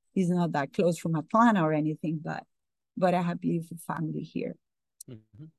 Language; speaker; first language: English; non-native, fluent; Spanish